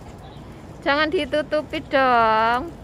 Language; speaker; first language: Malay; non-native, local second language; Javanese